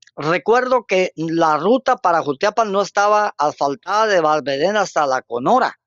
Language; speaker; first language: Spanish; native; Spanish